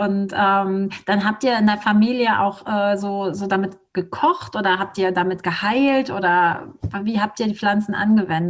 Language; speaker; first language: German; native; German